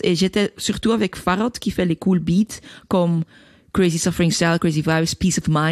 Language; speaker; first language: French; non-native, learner; Dutch